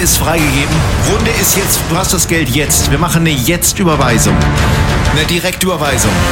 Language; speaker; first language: German; native; German